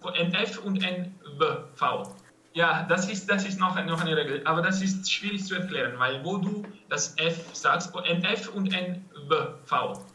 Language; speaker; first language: German; non-native, fluent; Italian